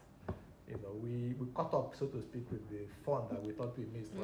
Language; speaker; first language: English; non-native, local second language; Igbo